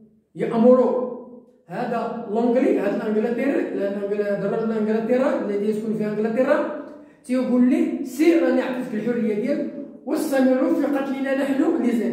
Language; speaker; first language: Arabic; native; Arabic